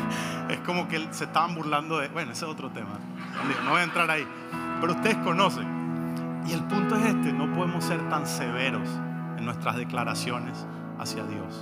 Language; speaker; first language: Spanish; native; Spanish